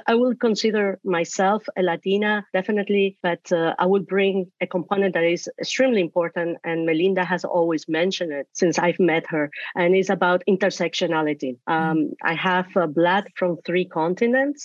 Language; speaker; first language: English; non-native, fluent; Spanish